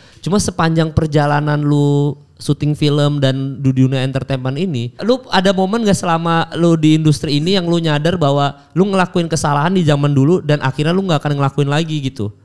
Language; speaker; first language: Indonesian; native; Indonesian